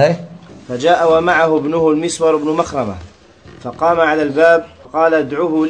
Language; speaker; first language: Arabic; native; Arabic